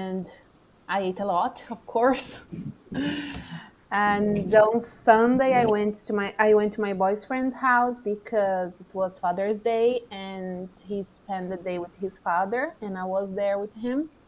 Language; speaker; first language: English; non-native, fluent; Portuguese